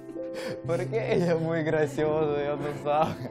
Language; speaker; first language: Spanish; non-native, learner; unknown